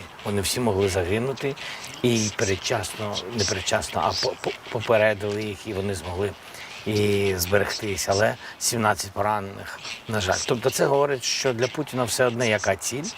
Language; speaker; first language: Ukrainian; non-native, local second language; Russian